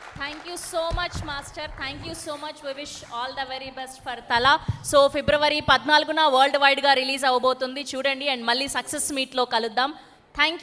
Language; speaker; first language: Telugu; native; Telugu